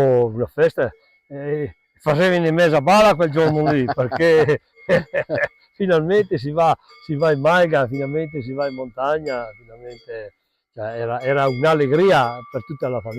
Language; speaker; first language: Italian; non-native, local second language; Venetian